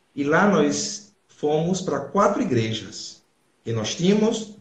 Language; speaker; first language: Portuguese; native; Portuguese